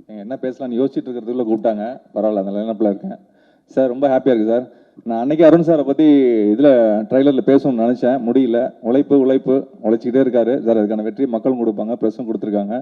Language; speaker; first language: Tamil; native; Tamil